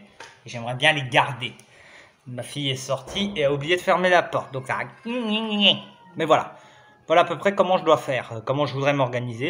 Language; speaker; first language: French; native; French